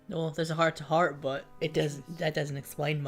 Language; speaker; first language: English; native; English